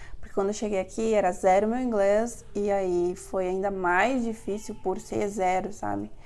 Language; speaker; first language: Portuguese; native; Portuguese